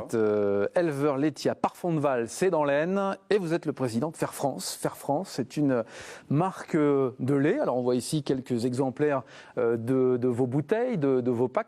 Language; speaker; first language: French; native; French